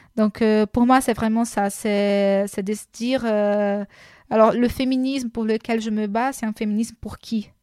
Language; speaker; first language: French; non-native, fluent; Portuguese